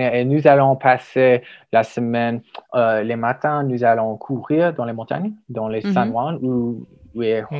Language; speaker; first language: French; non-native, learner; English